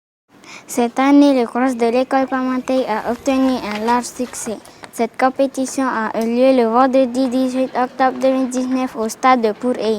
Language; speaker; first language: French; native; French